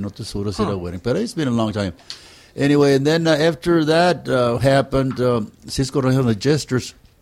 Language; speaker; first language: English; early bilingual, other home language; Spanish